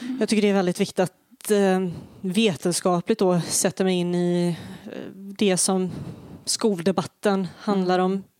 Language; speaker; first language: Swedish; early bilingual, other home language; Bosnian